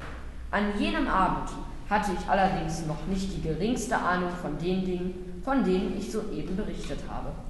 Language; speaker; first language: German; native; German